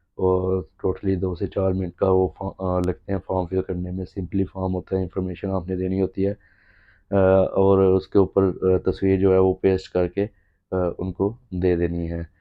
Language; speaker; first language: Urdu; non-native, local second language; Punjabi